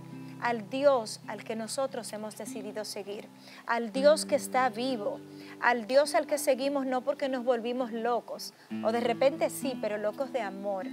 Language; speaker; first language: Spanish; native; Spanish